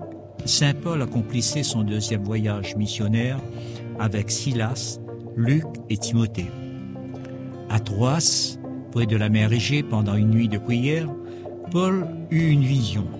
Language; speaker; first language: French; native; French